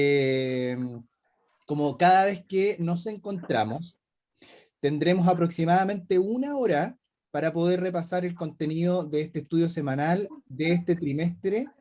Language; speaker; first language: Spanish; native; Spanish